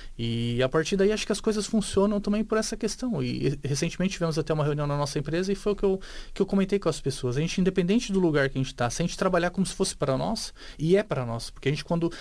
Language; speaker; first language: Portuguese; native; Portuguese